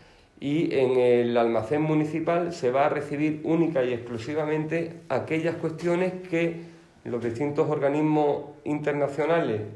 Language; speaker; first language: Spanish; native; Spanish